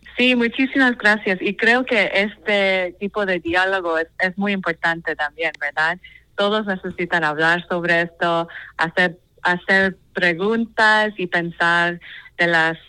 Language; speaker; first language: Spanish; non-native, fluent; English